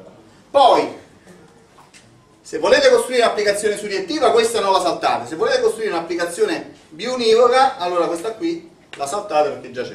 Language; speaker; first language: Italian; native; Italian